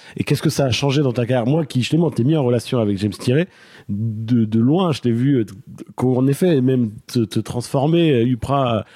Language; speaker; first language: French; native; French